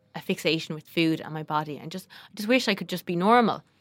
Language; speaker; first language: English; native; English